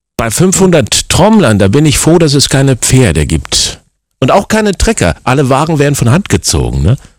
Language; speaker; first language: German; native; German